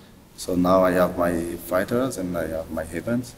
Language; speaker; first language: English; non-native, learner; French